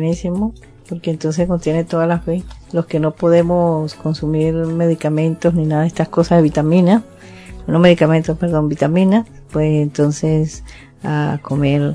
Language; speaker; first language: Spanish; native; Spanish